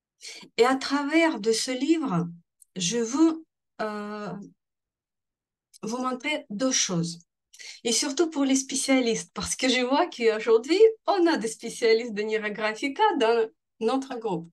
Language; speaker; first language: French; non-native, fluent; Russian